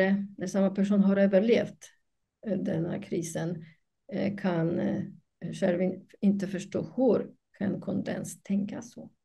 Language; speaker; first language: Swedish; non-native, fluent; Polish